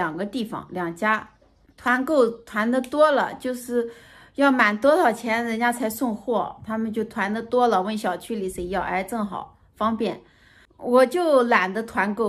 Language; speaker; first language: Chinese; native; Chinese